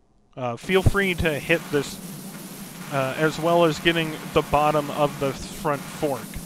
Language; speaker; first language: English; native; English